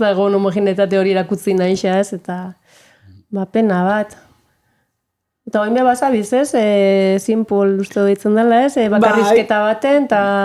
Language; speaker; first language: Basque; native; Basque